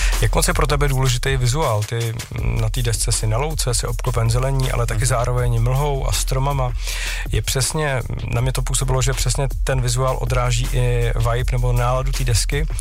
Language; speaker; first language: Czech; native; Czech